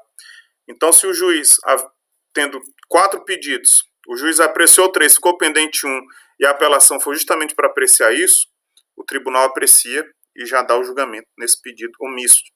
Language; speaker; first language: Portuguese; native; Portuguese